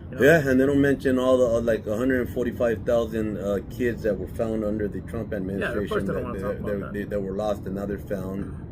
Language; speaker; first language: English; native; English